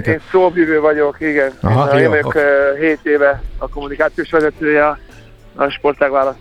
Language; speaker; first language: Hungarian; native; Hungarian